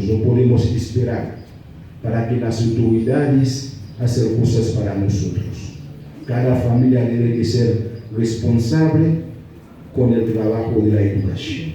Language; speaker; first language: Spanish; non-native, fluent; Haitian Creole